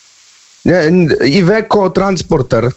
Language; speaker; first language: German; non-native, learner; Polish